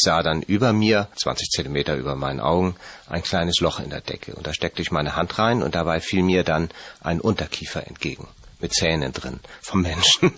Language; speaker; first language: German; native; German